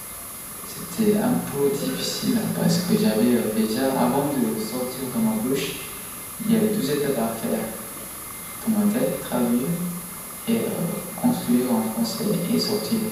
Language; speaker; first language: French; non-native, fluent; Korean